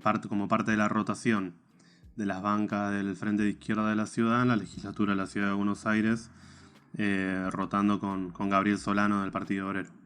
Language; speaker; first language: Spanish; native; Spanish